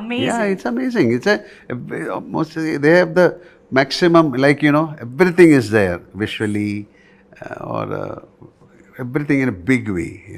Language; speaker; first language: English; non-native, local second language; Malayalam